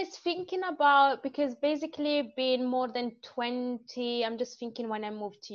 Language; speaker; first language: English; non-native, fluent; Italian